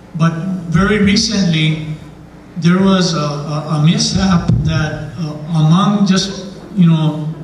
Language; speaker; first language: English; native; English